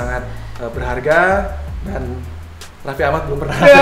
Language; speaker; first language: Indonesian; native; Indonesian